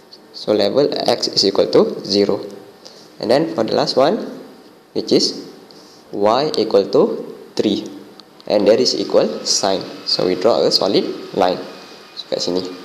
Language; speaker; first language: English; non-native, local second language; Malay